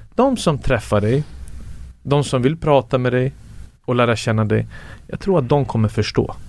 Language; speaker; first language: Swedish; early bilingual, other home language; Serbian